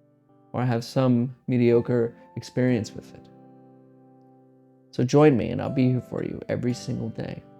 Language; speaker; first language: English; native; English